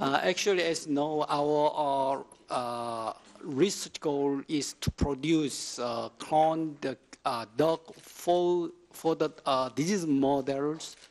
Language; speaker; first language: English; non-native, fluent; Korean